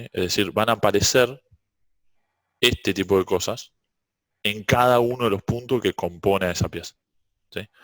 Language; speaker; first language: Spanish; native; Spanish